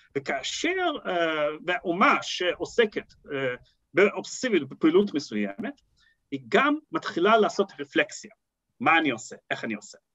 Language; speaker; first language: Hebrew; non-native, fluent; Russian